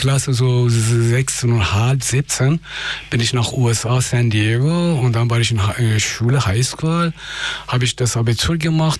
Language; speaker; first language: German; non-native, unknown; Persian